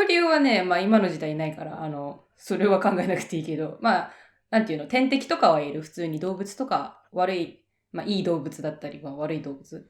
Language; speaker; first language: Japanese; native; Japanese